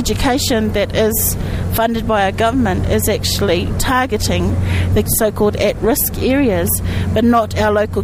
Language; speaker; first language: English; native; English